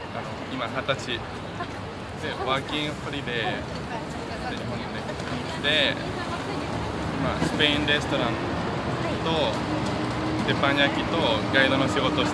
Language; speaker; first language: Japanese; non-native, fluent; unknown